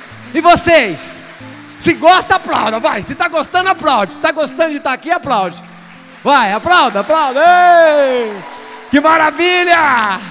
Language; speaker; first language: Portuguese; native; Portuguese